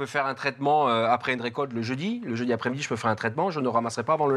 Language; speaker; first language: French; native; French